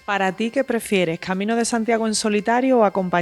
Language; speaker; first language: Spanish; native; Spanish